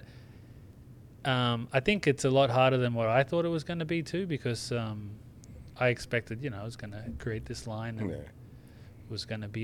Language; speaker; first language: English; native; English